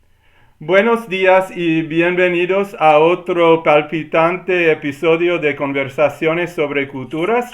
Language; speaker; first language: Spanish; non-native, learner; English